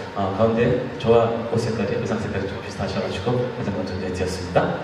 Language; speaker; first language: Korean; native; Korean